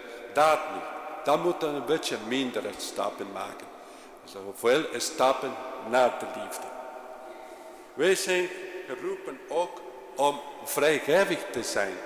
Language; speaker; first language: Dutch; non-native, fluent; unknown